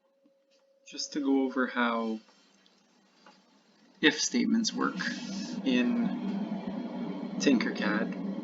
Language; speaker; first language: English; native; English